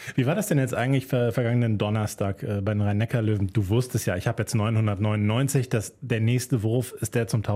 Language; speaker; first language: German; native; German